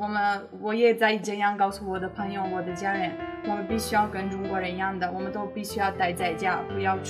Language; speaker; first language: Chinese; non-native, fluent; Italian